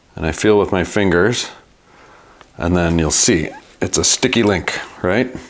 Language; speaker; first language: English; native; English